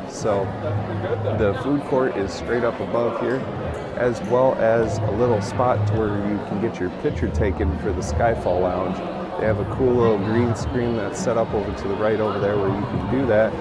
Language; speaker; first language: English; native; English